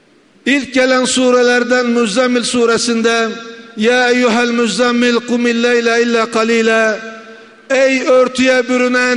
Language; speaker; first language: Turkish; native; Turkish